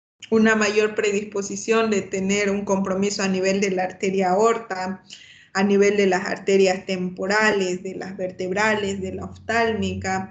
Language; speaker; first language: Spanish; native; Spanish